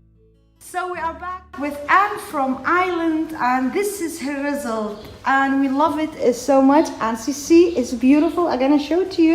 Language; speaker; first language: English; non-native, fluent; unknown